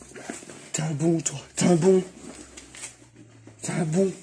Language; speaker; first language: French; native; French